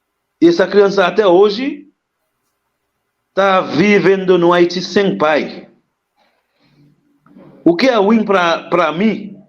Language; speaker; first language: Portuguese; non-native, fluent; Haitian Creole